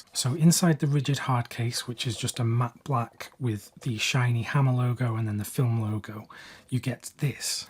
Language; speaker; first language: English; native; English